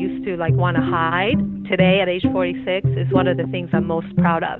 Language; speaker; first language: English; early bilingual, other home language; Persian